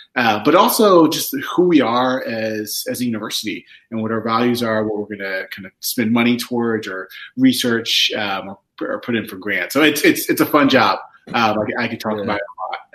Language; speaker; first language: English; native; English